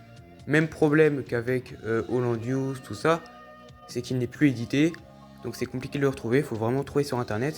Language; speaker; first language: French; native; French